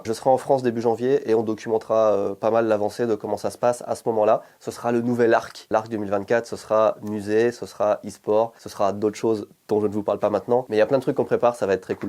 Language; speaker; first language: French; native; French